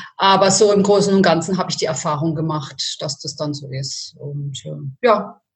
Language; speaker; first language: German; early bilingual, other home language; Italian